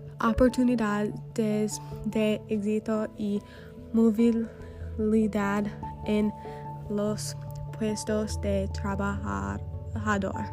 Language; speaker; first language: Spanish; non-native, learner; English